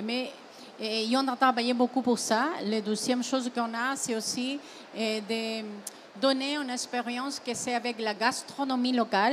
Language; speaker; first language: French; non-native, fluent; Spanish